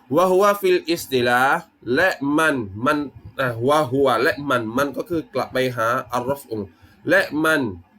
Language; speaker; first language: Thai; non-native, local second language; Malay